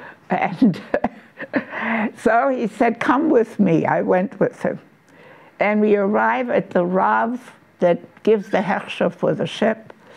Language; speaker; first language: English; non-native, fluent; German